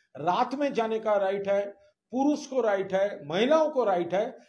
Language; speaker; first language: Hindi; non-native, local second language; Bangla